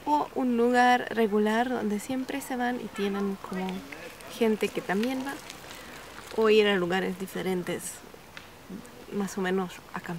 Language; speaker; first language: Spanish; non-native, fluent; Czech